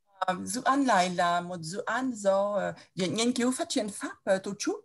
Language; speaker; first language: Vietnamese; non-native, fluent; French